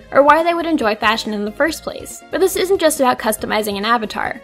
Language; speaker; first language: English; native; English